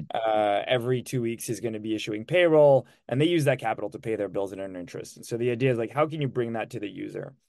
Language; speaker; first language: English; non-native, fluent; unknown